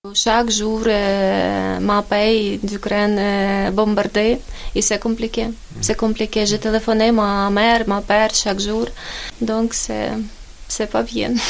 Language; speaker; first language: French; non-native, learner; Ukrainian